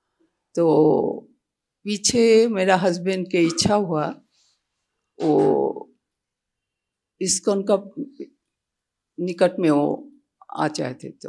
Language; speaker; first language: Hindi; non-native, local second language; Bangla